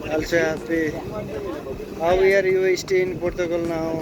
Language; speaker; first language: English; non-native, learner; Nepali